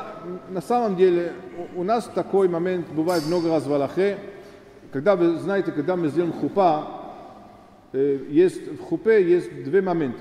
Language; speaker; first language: Russian; non-native, fluent; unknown